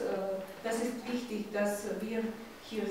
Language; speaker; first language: German; non-native, fluent; Russian